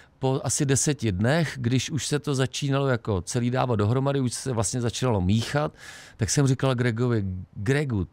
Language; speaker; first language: Czech; native; Czech